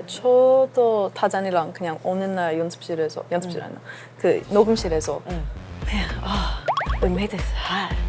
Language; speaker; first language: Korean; early bilingual, heritage; Korean